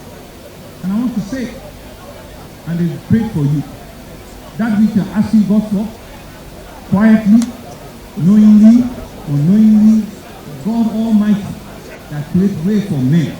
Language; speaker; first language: English; non-native, local second language; Yoruba